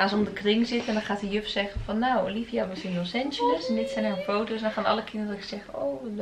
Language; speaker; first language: Dutch; native; Dutch